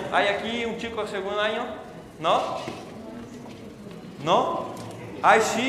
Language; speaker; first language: Spanish; non-native, fluent; Portuguese